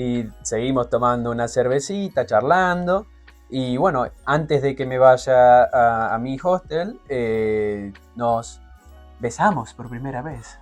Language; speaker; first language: Spanish; native; Spanish